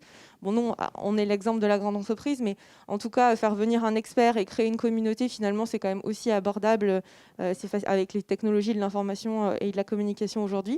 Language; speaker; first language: French; native; French